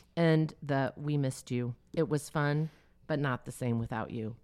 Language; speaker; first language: English; native; English